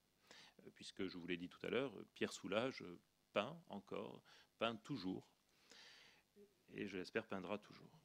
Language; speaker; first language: French; native; French